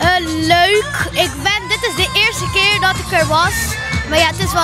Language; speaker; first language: Dutch; early bilingual, other home language; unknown